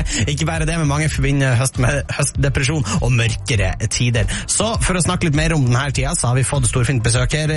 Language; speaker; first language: Norwegian; native; Norwegian